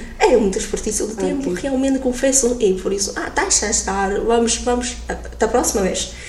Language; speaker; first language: Portuguese; non-native, fluent; Chinese